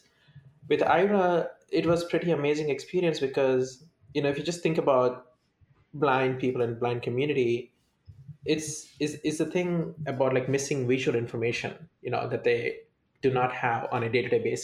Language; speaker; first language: English; non-native, local second language; Telugu